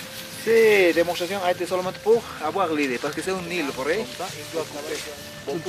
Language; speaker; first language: French; non-native, learner; Spanish